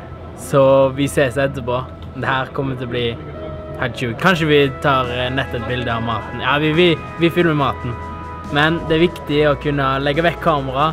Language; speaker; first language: Norwegian; native; Norwegian